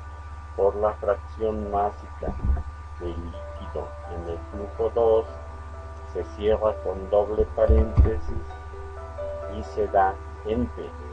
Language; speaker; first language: Spanish; native; Spanish